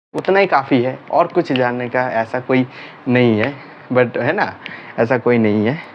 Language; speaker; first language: Hindi; non-native, local second language; Bangla